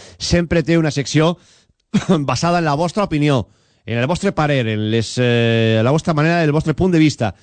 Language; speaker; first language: Catalan; native; Catalan